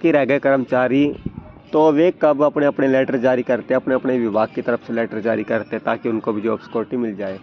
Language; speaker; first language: Hindi; native; Hindi